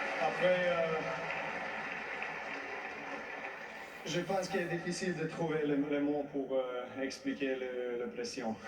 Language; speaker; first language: French; non-native, fluent; Serbian